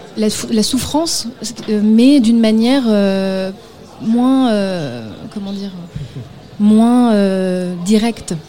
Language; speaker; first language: French; early bilingual, other home language; Arabic